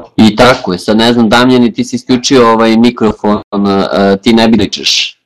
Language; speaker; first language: Serbian; native; Serbian